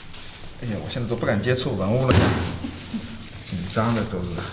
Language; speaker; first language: Chinese; native; Chinese